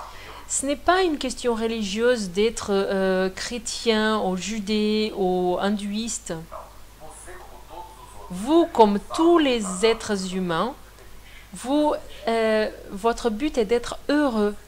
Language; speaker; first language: French; non-native, fluent; Portuguese